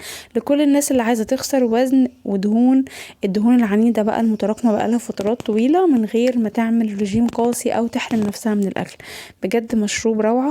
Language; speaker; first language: Arabic; native; Arabic